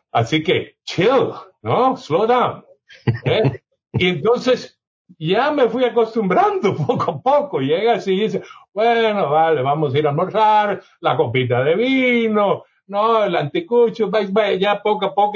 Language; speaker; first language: Spanish; native; Spanish